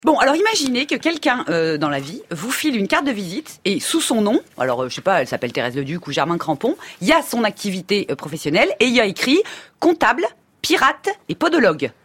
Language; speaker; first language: French; native; French